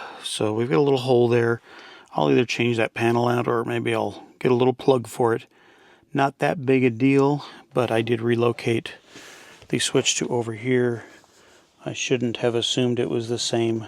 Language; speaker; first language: English; native; English